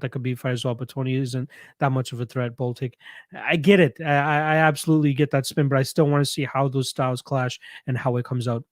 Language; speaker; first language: English; native; English